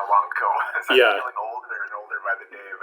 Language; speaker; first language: English; native; English